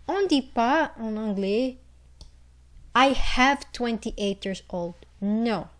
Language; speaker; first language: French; non-native, fluent; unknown